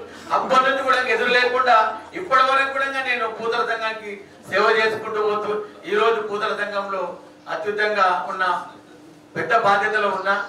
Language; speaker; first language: Telugu; native; Telugu